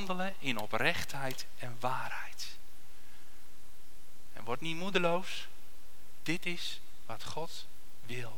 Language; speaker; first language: Dutch; native; Dutch